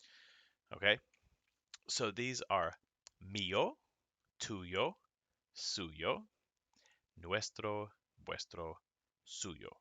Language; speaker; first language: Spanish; non-native, fluent; English